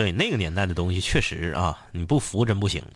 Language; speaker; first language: Chinese; native; Chinese